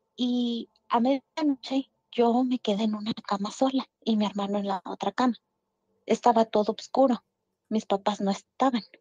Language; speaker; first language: Spanish; native; Spanish